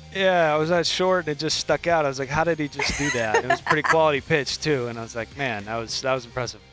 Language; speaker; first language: English; native; English